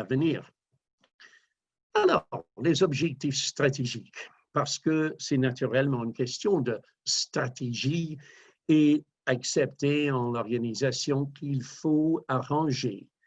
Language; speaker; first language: French; non-native, fluent; English